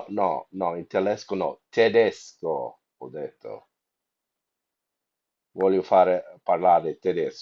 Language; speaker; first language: Italian; non-native, learner; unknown